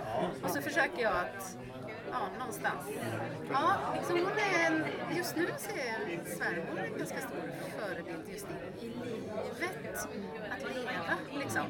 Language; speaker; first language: Swedish; native; Swedish